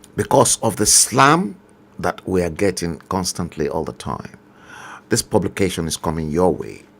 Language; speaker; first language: English; non-native, local second language; Yoruba